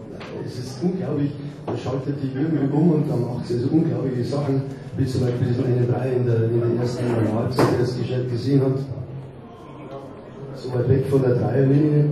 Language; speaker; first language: German; native; German